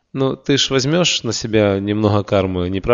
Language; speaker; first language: Russian; native; Russian